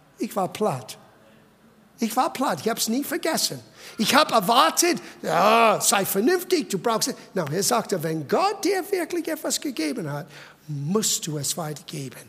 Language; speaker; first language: German; non-native, fluent; English